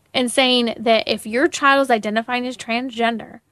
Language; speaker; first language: English; native; English